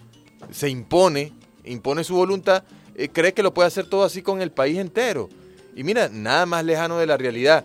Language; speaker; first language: Spanish; native; Spanish